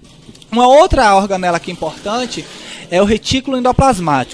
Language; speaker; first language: Portuguese; native; Portuguese